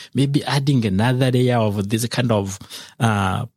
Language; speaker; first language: English; non-native, local second language; Kinyarwanda